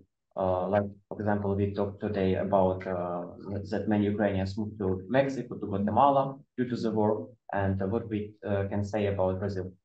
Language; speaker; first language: English; non-native, fluent; Ukrainian